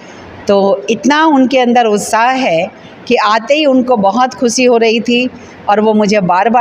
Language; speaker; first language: Hindi; native; Hindi